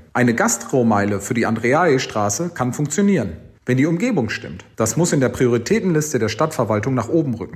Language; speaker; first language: German; native; German